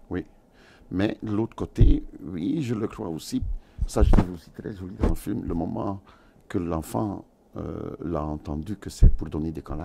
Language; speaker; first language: French; non-native, local second language; Dutch